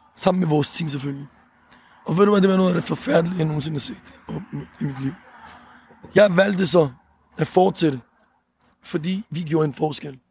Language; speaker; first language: Danish; early bilingual, other home language; Arabic